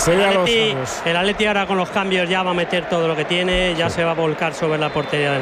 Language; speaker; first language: Spanish; native; Spanish